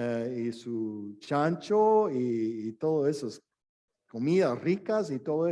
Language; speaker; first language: Spanish; non-native, fluent; English